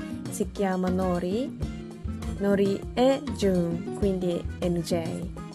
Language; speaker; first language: Italian; non-native, learner; Japanese